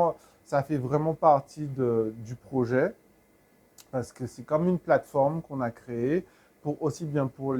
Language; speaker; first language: French; native; French